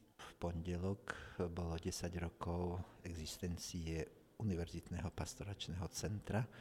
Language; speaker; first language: Slovak; native; Slovak